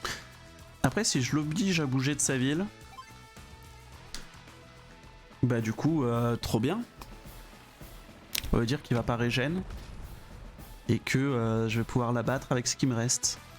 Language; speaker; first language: French; native; French